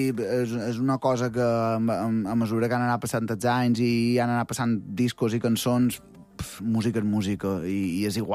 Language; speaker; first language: Catalan; native; Catalan